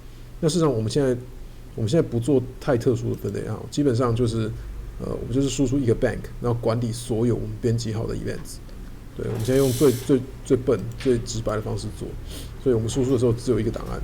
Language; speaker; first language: Chinese; native; Chinese